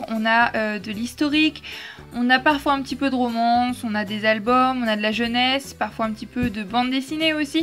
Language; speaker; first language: French; native; French